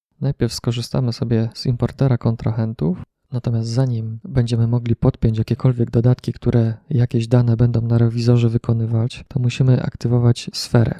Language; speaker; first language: Polish; native; Polish